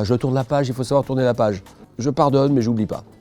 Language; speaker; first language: French; native; French